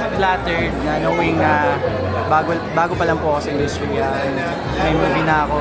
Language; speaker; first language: Filipino; non-native, local second language; Cebuano